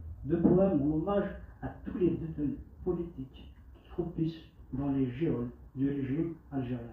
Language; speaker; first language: French; non-native, local second language; Kabyle